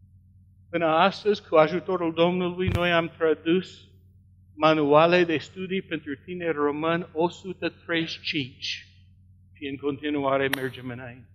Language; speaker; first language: Romanian; non-native, learner; English